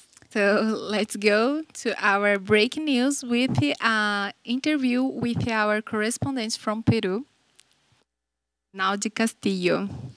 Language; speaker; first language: English; non-native, fluent; Portuguese